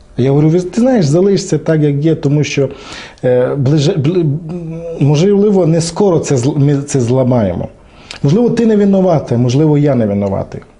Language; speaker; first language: Ukrainian; non-native, local second language; Romany